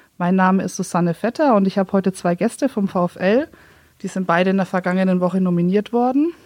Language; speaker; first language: German; native; German